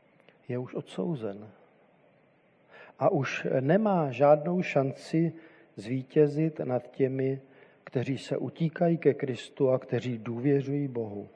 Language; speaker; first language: Czech; native; Czech